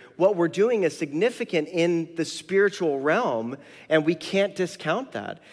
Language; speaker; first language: English; native; English